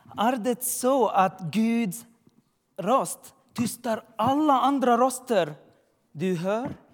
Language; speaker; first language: Swedish; non-native, learner; Arabic